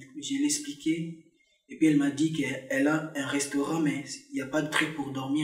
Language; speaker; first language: French; non-native, local second language; Lingala